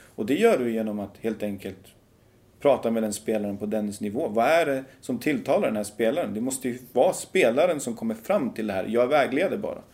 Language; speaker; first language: Swedish; early bilingual, other home language; Persian